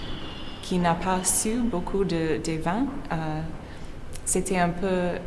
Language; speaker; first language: French; non-native, learner; English